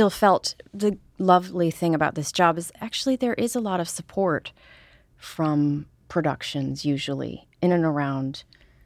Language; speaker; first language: English; native; English